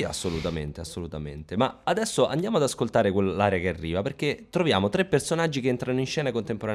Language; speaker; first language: Italian; native; Italian